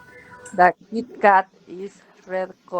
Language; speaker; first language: English; native; English